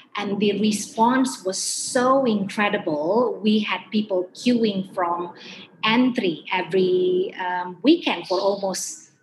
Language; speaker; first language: English; non-native, fluent; Indonesian